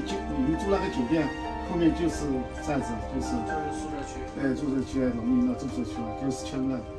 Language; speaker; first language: Chinese; native; Chinese